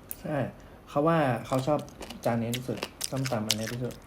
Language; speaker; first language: Thai; native; Thai